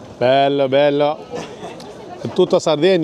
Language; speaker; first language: Italian; non-native, learner; Malayalam